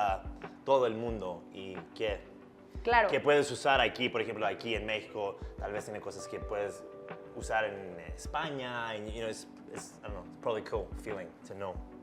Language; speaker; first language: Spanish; non-native, learner; English